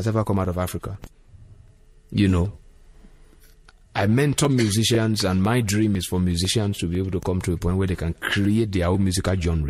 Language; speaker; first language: English; non-native, local second language; Yoruba